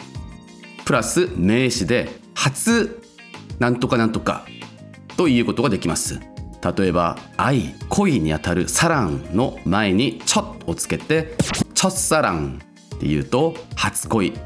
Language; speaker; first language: Japanese; non-native, local second language; Korean